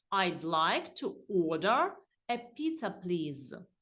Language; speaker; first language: English; non-native, fluent; Ukrainian